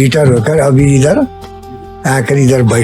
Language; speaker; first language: Hindi; non-native, learner; Nepali